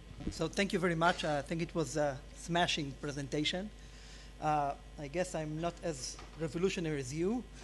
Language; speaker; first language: English; non-native, fluent; Hebrew